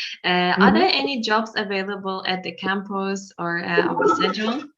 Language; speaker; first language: English; non-native, fluent; Turkish